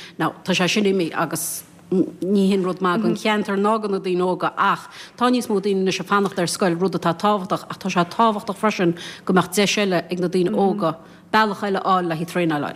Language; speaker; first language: Irish; native; Irish